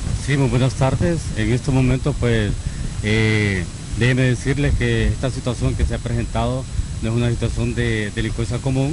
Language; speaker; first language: Spanish; native; Spanish